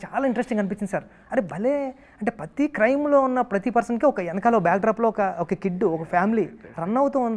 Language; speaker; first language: Telugu; native; Telugu